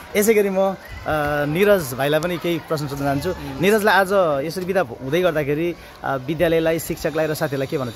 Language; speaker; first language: Nepali; native; Nepali